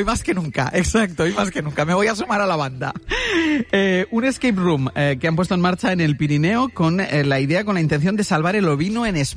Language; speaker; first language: Spanish; native; Spanish